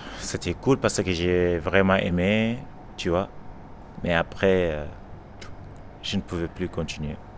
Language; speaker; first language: French; non-native, local second language; Wolof